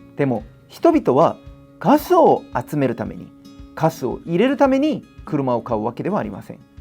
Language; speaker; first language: Japanese; non-native, fluent; Korean